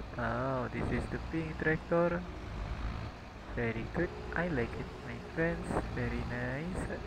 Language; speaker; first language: English; non-native, learner; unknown